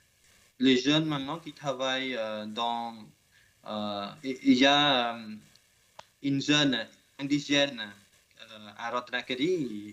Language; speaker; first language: French; non-native, learner; Khmer